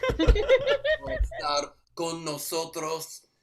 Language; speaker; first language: Spanish; non-native, learner; English